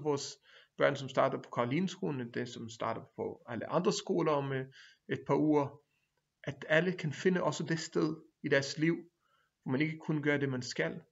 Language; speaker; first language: Danish; non-native, fluent; Hebrew